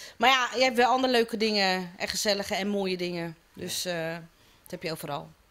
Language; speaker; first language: Dutch; early bilingual, other home language; Caribbean Hindustani